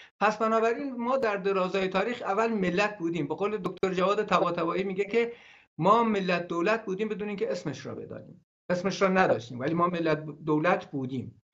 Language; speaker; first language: Persian; non-native, local second language; Gurani